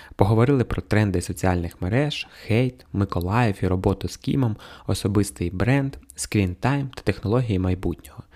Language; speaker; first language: Ukrainian; native; Ukrainian